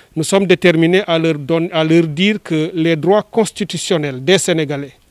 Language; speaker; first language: French; non-native, local second language; Wolof